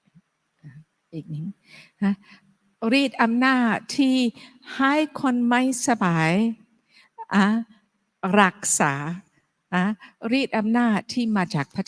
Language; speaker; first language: Thai; non-native, fluent; English